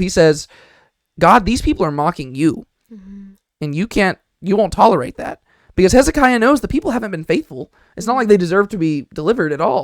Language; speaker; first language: English; native; English